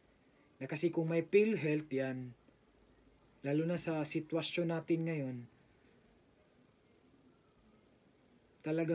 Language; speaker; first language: Filipino; native; Filipino